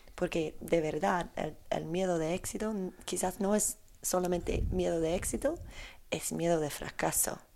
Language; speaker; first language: Spanish; non-native, learner; Polish